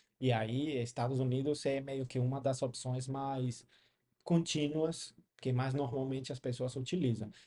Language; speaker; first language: Portuguese; non-native, fluent; Spanish